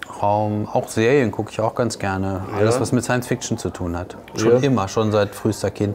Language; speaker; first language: German; native; German